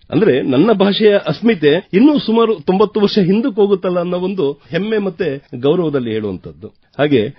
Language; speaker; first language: Kannada; native; Kannada